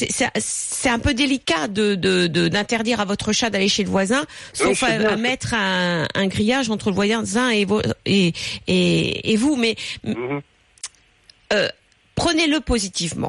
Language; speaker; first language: French; native; French